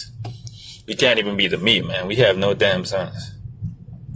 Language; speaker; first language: English; native; English